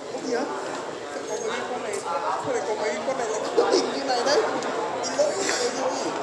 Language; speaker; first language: Vietnamese; native; Vietnamese